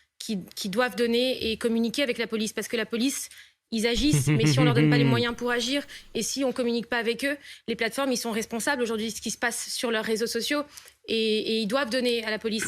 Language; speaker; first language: French; native; French